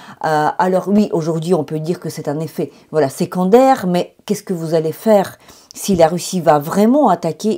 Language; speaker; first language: French; non-native, fluent; Ukrainian